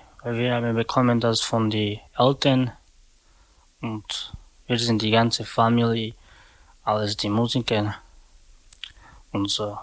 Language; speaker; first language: German; non-native, learner; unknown